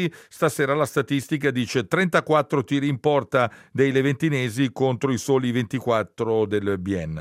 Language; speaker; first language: Italian; native; Italian